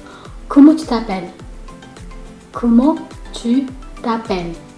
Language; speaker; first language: French; non-native, learner; Filipino